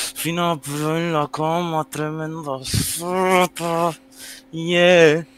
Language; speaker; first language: Spanish; native; Spanish